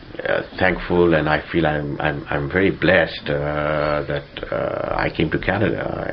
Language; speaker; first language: English; non-native, local second language; Gujarati